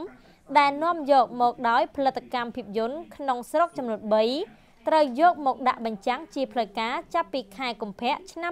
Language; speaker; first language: Khmer; native; Khmer